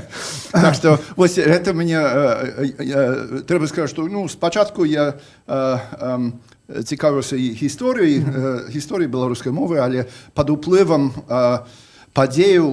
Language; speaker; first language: Belarusian; non-native, fluent; English